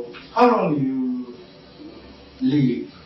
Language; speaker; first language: English; non-native, learner; Japanese